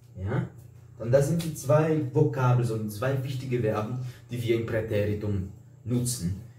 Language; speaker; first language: German; non-native, fluent; Portuguese